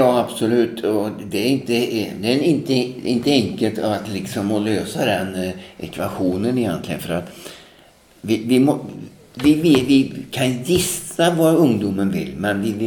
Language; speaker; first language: Swedish; native; Swedish